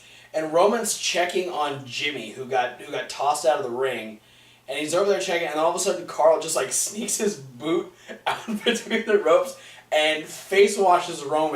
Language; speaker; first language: English; native; English